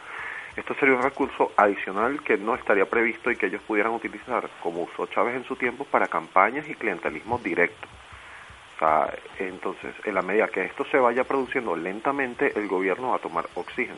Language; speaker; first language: Spanish; native; Spanish